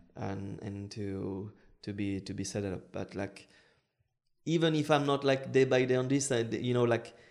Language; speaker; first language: English; non-native, fluent; French